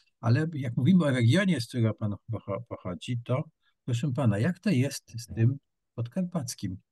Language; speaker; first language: Polish; native; Polish